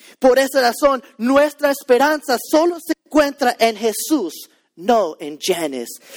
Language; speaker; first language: Spanish; early bilingual, heritage; Spanish